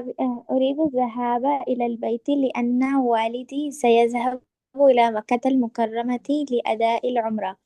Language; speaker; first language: Arabic; non-native, learner; Urdu